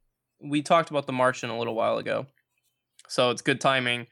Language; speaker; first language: English; native; English